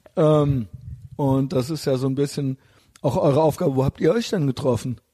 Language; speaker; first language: German; native; German